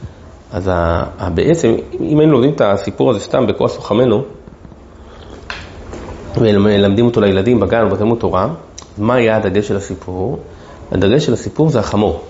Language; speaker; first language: Hebrew; native; Hebrew